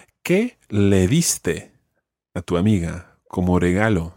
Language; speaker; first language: Spanish; non-native, fluent; English